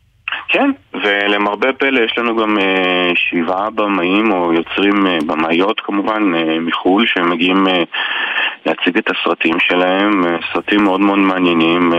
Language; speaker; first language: Hebrew; native; Hebrew